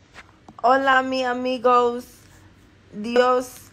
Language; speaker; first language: Spanish; non-native, learner; English